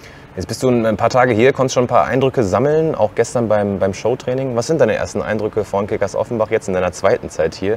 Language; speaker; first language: German; native; German